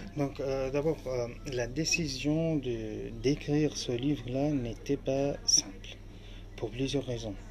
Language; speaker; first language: French; non-native, fluent; Arabic